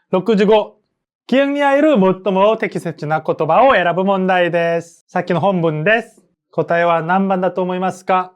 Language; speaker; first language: Japanese; non-native, fluent; Korean